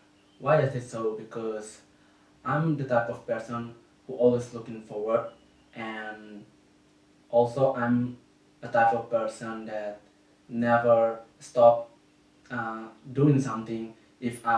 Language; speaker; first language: English; non-native, learner; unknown